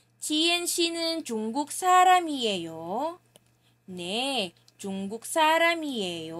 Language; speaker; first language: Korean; non-native, fluent; Filipino